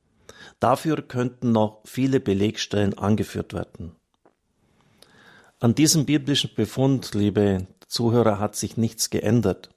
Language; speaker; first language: German; native; German